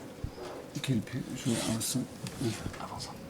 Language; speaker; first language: French; non-native, learner; German